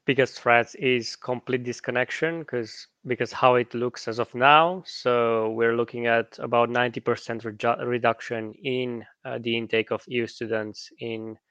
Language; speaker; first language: English; non-native, fluent; Romanian